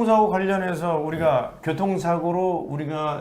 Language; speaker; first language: Korean; native; Korean